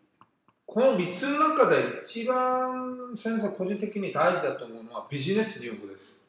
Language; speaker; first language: Japanese; non-native, fluent; Korean